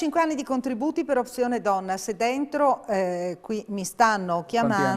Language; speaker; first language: Italian; native; Italian